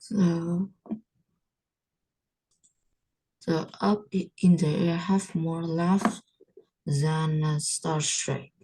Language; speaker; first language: English; non-native, learner; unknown